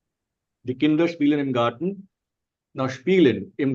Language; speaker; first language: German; non-native, fluent; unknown